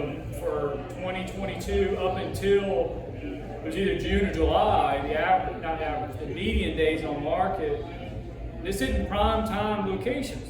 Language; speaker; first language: English; native; English